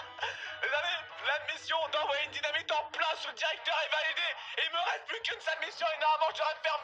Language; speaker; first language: French; native; French